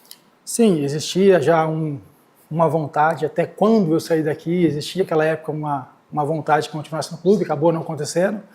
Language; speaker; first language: Portuguese; native; Portuguese